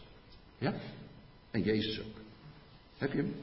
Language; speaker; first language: Dutch; native; Dutch